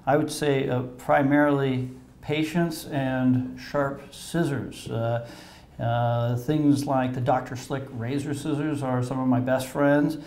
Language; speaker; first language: English; native; English